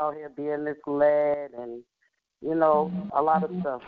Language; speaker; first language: English; native; English